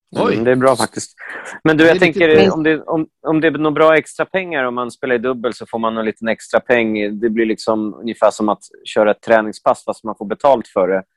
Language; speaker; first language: Swedish; native; Swedish